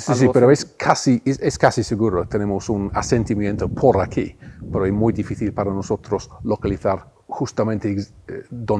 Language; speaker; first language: Spanish; non-native, fluent; English